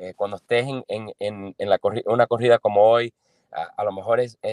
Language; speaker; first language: Spanish; non-native, fluent; English